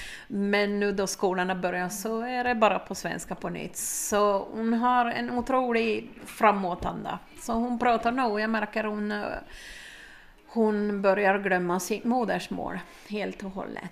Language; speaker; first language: Swedish; native; Swedish